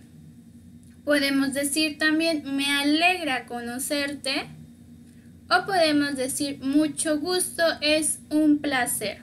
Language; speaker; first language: Spanish; native; Spanish